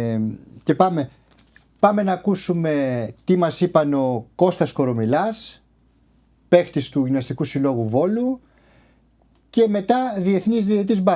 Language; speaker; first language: Greek; native; Greek